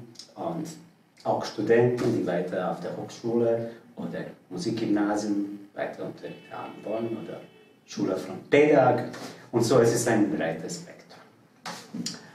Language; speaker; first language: German; non-native, fluent; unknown